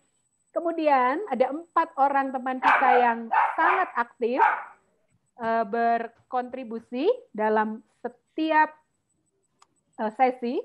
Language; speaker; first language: Indonesian; native; Indonesian